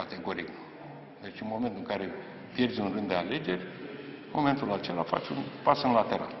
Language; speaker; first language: Romanian; native; Romanian